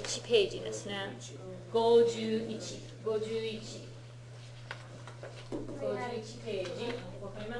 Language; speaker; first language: Japanese; non-native, fluent; English